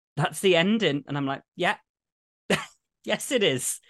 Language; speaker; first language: English; native; English